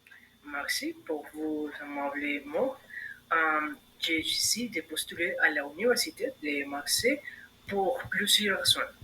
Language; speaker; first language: French; non-native, learner; Spanish